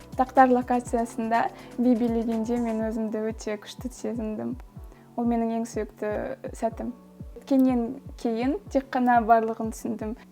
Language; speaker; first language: Kazakh; non-native, local second language; Russian